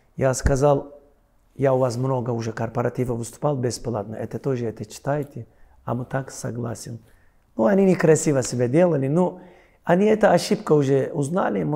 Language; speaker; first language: Russian; non-native, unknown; Turkish